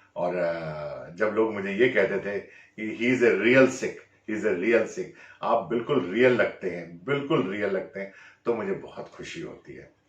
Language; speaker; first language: Hindi; native; Hindi